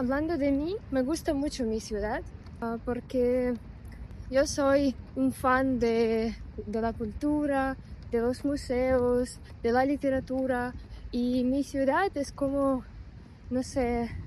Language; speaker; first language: Spanish; non-native, fluent; Russian